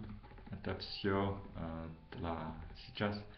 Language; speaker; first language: Russian; non-native, learner; English